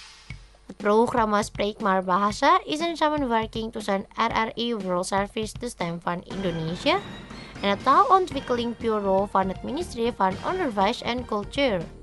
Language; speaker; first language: Dutch; non-native, fluent; Indonesian